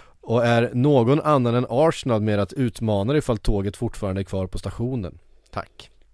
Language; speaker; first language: Swedish; native; Swedish